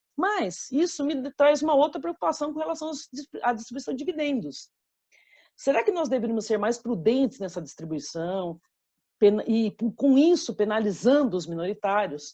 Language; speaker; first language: Portuguese; native; Portuguese